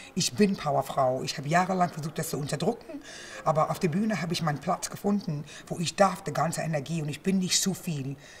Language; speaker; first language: German; non-native, fluent; English